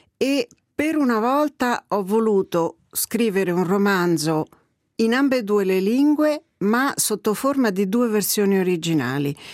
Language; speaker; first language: Italian; native; Italian